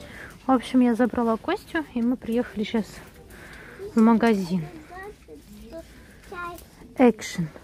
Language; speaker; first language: Russian; native; Russian